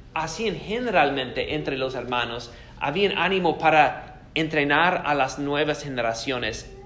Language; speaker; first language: Spanish; non-native, fluent; English